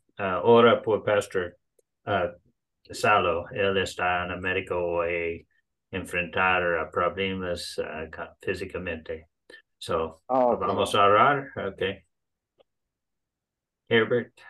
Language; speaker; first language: Spanish; non-native, learner; English